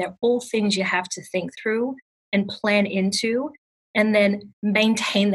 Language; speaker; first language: English; native; English